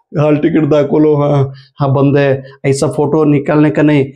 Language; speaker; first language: Hindi; non-native, local second language; Marathi